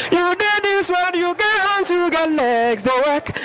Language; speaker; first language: English; non-native, local second language; Akan